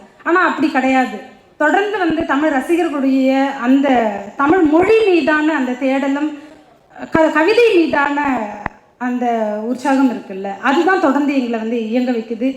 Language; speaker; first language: Tamil; native; Tamil